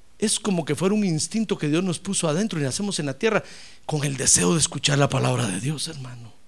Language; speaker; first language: Spanish; native; Spanish